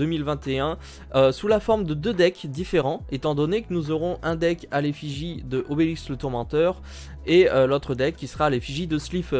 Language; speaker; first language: French; native; French